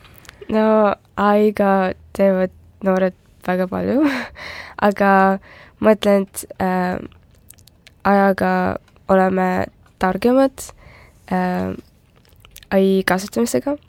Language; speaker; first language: Estonian; non-native, local second language; Russian